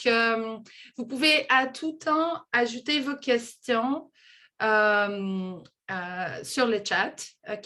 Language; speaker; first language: French; non-native, fluent; Portuguese